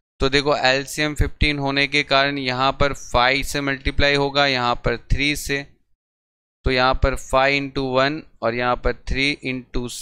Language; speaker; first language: Hindi; non-native, local second language; Gujarati